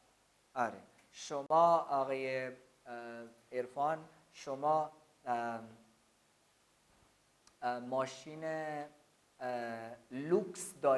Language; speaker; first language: Persian; non-native, fluent; Urdu